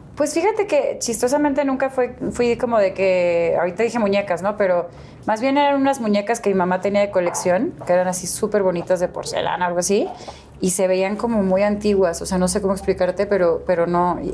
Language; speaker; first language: Spanish; native; Spanish